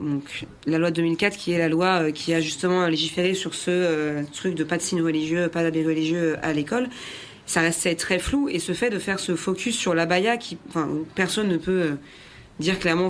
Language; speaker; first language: French; native; French